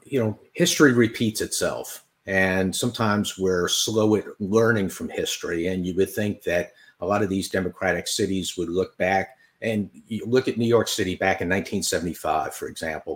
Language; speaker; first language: English; native; English